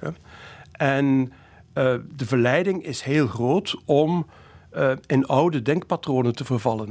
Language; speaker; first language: Dutch; native; Dutch